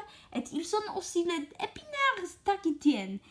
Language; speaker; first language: French; non-native, learner; English